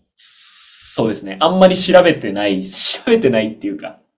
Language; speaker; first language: Japanese; native; Japanese